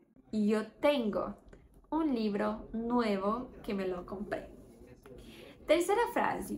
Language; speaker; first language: Spanish; non-native, fluent; Portuguese